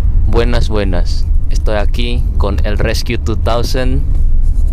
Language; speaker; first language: Spanish; non-native, fluent; Min Nan Chinese